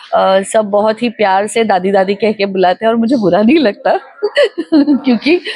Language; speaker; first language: Hindi; non-native, local second language; Gujarati